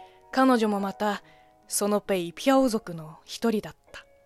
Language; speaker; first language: Japanese; non-native, fluent; Chinese